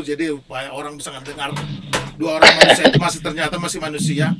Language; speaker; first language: Indonesian; native; Indonesian